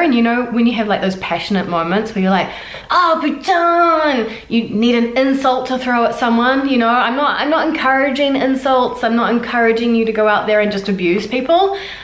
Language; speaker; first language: English; native; English